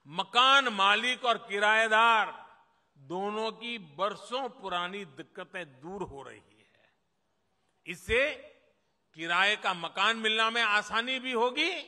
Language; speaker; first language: Hindi; non-native, local second language; Gujarati